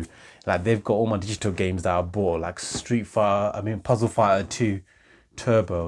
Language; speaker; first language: English; native; English